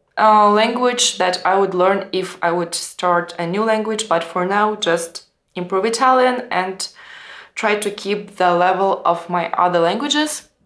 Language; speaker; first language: English; non-native, fluent; Russian